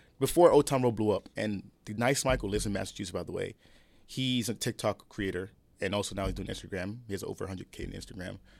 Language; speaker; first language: English; early bilingual, other home language; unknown